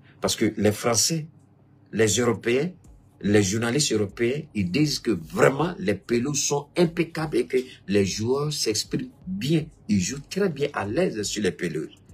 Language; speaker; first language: French; non-native, local second language; Bambara